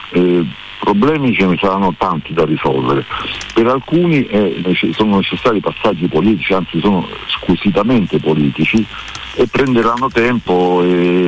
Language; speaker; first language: Italian; native; Italian